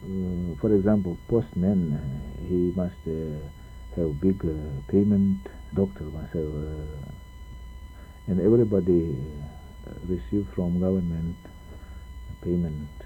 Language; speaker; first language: English; non-native, learner; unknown